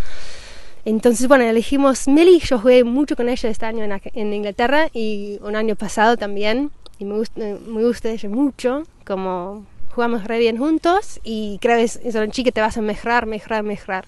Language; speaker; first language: Spanish; non-native, fluent; English